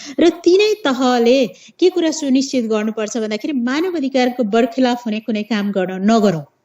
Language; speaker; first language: Nepali; non-native, local second language; Awadhi